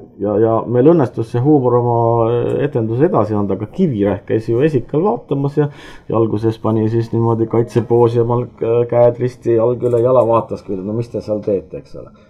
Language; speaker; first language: Estonian; non-native, local second language; Russian